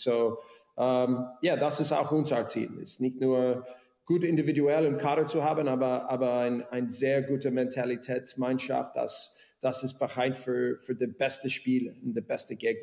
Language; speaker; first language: German; non-native, fluent; English